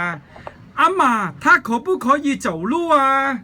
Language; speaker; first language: Chinese; non-native, local second language; Cantonese